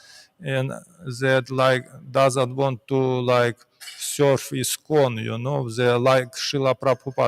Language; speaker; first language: English; non-native, learner; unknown